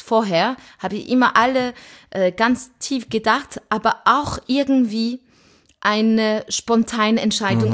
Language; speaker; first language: German; non-native, fluent; French